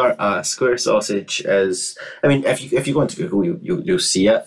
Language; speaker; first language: English; native; English